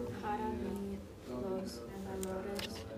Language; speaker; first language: Spanish; non-native, learner; English